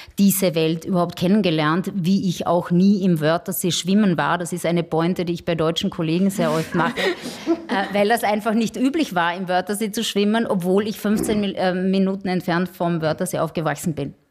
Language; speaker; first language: German; non-native, local second language; Slovenian